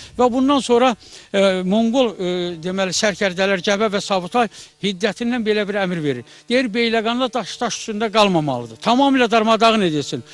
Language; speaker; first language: Azerbaijani; native; Azerbaijani